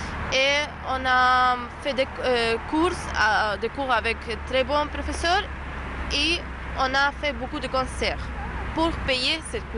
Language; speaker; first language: French; non-native, learner; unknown